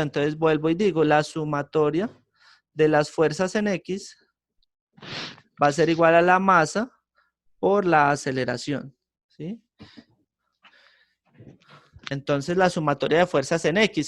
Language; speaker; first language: Spanish; native; Spanish